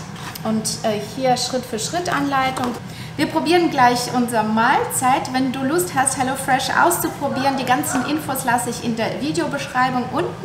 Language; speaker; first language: German; non-native, fluent; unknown